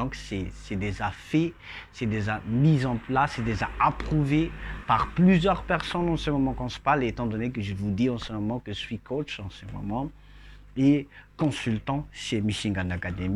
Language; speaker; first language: French; non-native, local second language; Malagasy